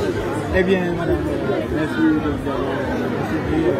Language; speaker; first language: French; native; French